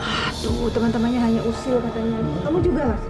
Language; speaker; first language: Indonesian; native; Indonesian